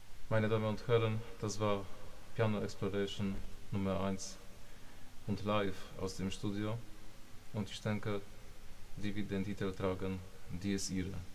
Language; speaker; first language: German; non-native, fluent; Polish